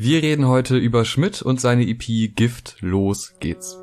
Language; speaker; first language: German; native; German